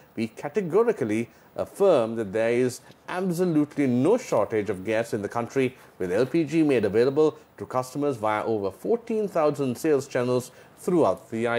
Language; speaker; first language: English; non-native, local second language; Sinhala